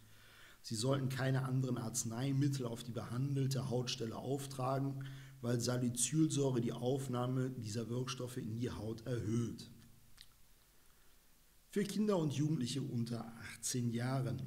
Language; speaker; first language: German; native; German